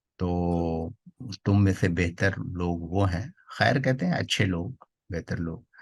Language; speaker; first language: Urdu; native; Urdu